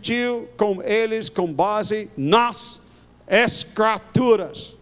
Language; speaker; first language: Portuguese; non-native, fluent; English